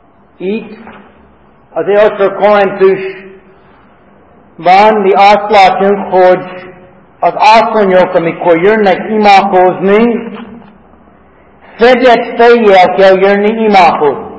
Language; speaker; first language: Hungarian; non-native, fluent; English